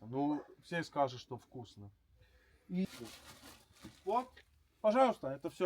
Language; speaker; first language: Russian; non-native, learner; Estonian